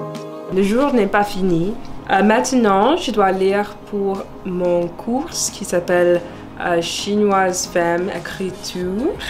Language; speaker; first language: French; non-native, learner; English